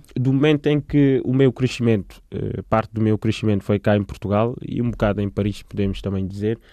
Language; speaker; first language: Portuguese; non-native, fluent; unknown